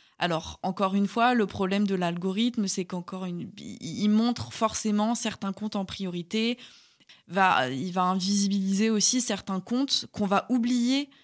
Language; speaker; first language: French; native; French